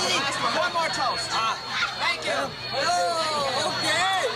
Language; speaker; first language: English; native; English